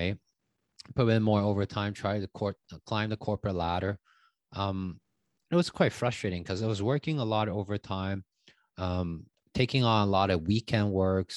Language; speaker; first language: English; non-native, fluent; Chinese